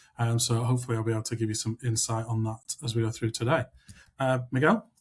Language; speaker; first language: English; native; English